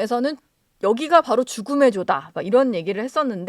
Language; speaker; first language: Korean; native; Korean